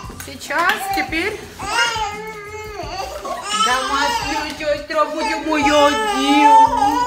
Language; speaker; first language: Russian; native; Russian